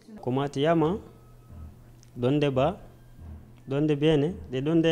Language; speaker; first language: Spanish; non-native, learner; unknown